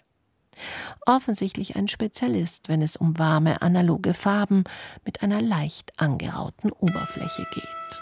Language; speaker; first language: German; native; German